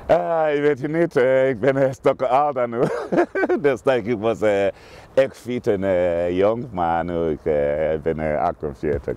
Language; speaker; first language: Dutch; non-native, fluent; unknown